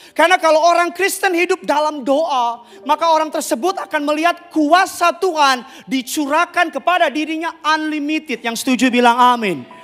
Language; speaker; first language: Indonesian; native; Indonesian